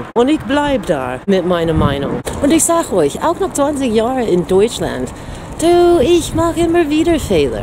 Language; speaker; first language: German; non-native, fluent; English